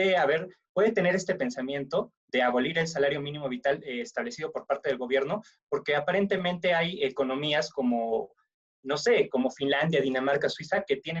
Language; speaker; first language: Spanish; native; Spanish